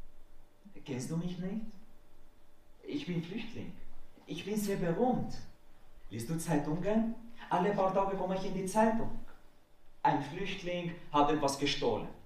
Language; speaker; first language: German; non-native, fluent; Arabic